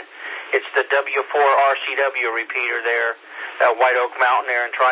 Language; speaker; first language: English; native; English